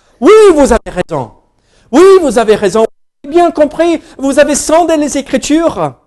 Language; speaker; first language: French; non-native, fluent; English